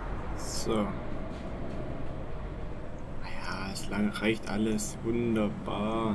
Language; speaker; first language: German; native; German